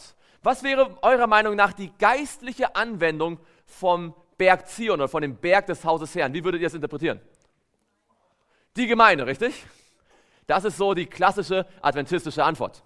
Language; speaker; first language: German; native; German